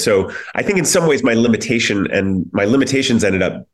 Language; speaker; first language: English; native; English